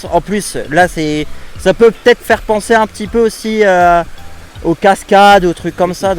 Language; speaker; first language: French; native; French